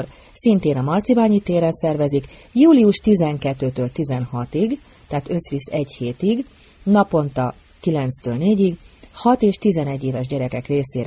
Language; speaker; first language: Hungarian; native; Hungarian